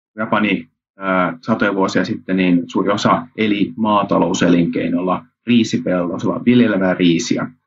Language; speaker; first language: Finnish; early bilingual, heritage; Finnish